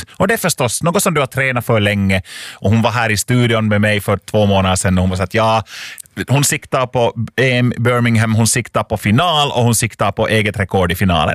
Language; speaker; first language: Swedish; native; Swedish